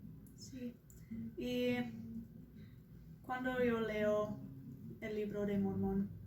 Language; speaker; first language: Spanish; non-native, learner; English